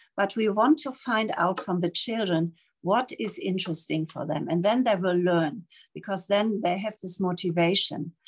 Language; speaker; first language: English; non-native, fluent; German